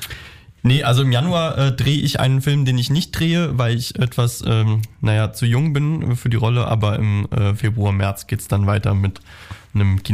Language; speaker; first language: German; native; German